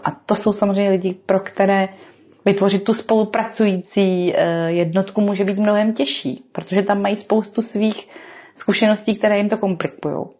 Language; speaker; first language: Czech; native; Czech